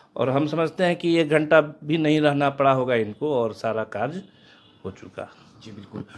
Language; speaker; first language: Hindi; native; Hindi